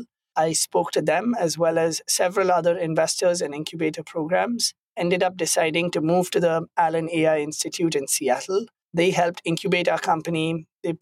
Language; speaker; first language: English; non-native, local second language; Hindi